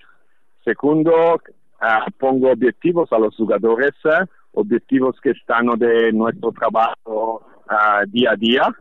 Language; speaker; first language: Spanish; non-native, fluent; Italian